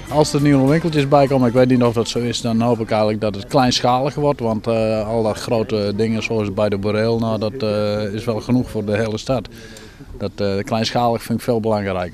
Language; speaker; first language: Dutch; native; Dutch